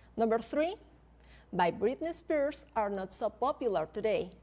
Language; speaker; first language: English; non-native, fluent; Spanish